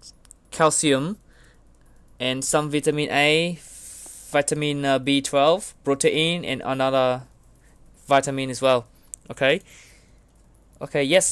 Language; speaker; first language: English; non-native, learner; Vietnamese